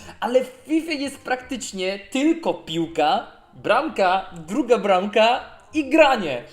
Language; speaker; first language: Polish; native; Polish